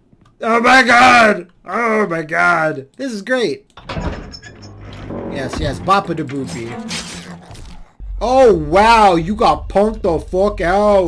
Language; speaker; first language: English; native; English